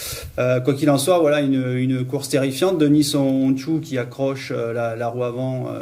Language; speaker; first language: French; native; French